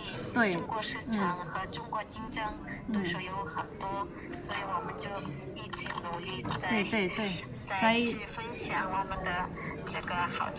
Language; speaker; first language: Chinese; non-native, fluent; Mongolian